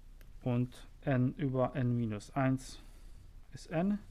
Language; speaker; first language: German; native; German